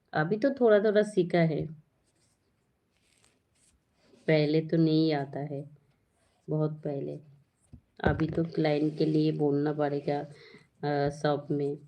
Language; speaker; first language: Hindi; non-native, learner; Bangla